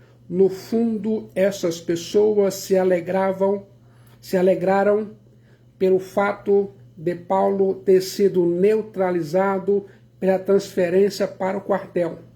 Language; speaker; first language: Portuguese; native; Portuguese